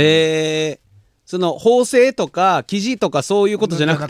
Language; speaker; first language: Japanese; native; Japanese